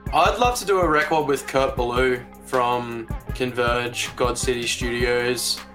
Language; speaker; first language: English; native; English